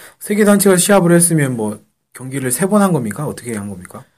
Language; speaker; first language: Korean; native; Korean